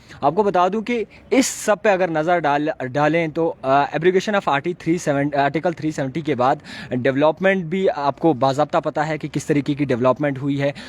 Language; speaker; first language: Hindi; non-native, local second language; Kashmiri